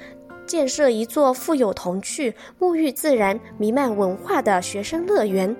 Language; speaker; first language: Chinese; native; Chinese